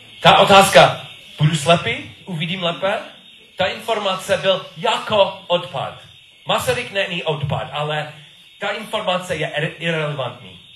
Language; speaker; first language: Czech; non-native, learner; English